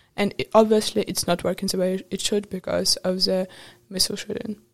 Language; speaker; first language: English; non-native, fluent; Ukrainian